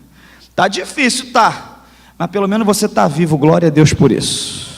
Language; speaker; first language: Portuguese; native; Portuguese